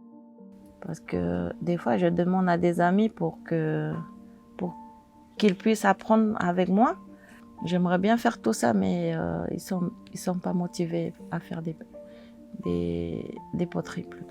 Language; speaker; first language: French; non-native, local second language; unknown